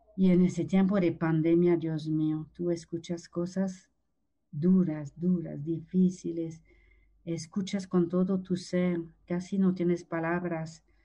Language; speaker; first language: Spanish; non-native, fluent; French